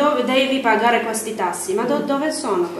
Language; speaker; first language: Italian; non-native, learner; Armenian